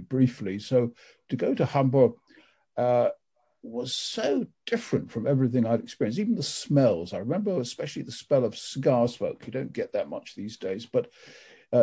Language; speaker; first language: English; native; English